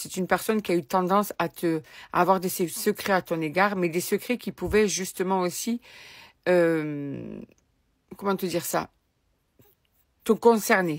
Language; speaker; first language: French; native; French